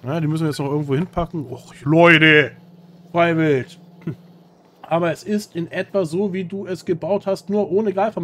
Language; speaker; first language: German; native; German